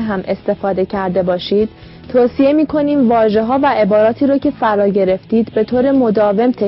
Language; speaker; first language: Persian; native; Persian